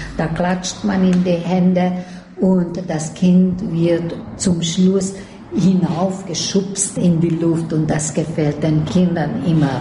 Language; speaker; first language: German; native; German